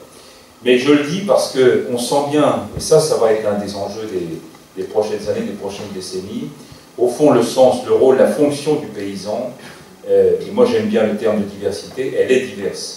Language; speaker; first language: French; native; French